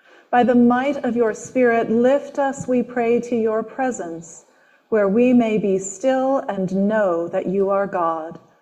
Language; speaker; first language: English; native; English